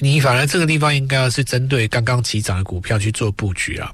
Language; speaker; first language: Chinese; native; Chinese